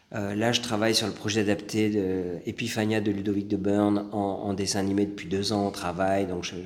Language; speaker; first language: French; native; French